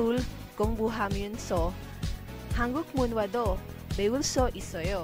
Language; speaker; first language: Korean; non-native, learner; Filipino